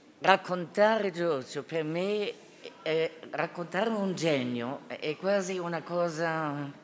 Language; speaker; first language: Italian; non-native, fluent; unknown